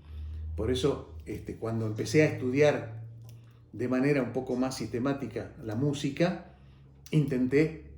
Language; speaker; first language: Spanish; native; Spanish